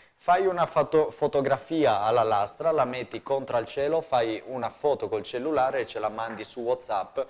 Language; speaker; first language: Italian; native; Italian